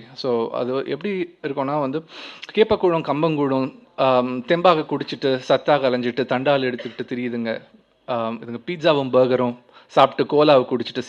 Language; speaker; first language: Tamil; native; Tamil